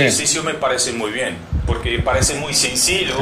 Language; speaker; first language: Spanish; non-native, learner; Portuguese